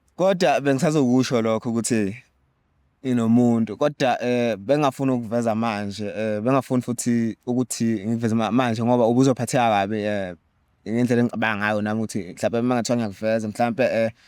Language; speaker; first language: Zulu; native; Zulu